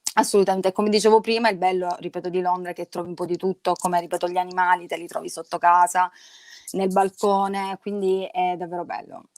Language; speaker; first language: Italian; native; Italian